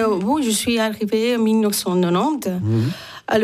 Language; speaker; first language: French; non-native, fluent; Spanish